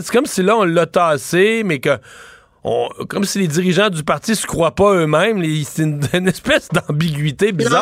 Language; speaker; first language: French; native; French